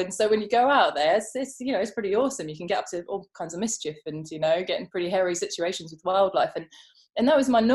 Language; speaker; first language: English; native; English